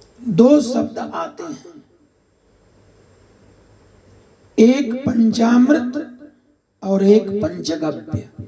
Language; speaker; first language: Hindi; native; Hindi